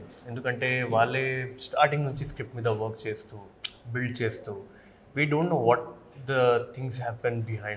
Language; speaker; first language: Telugu; non-native, fluent; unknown